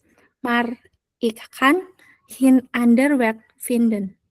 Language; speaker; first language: Dutch; non-native, learner; Indonesian